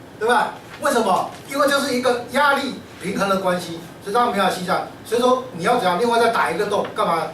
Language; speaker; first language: Chinese; native; Chinese